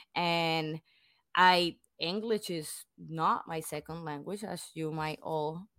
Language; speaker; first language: English; non-native, fluent; Spanish